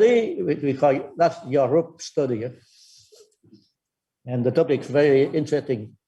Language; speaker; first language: English; non-native, fluent; Vietnamese